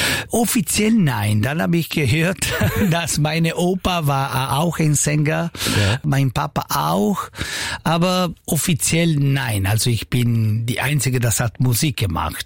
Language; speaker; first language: German; non-native, local second language; Italian